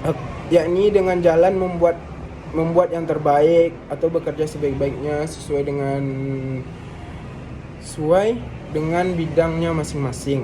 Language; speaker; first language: Indonesian; native; Indonesian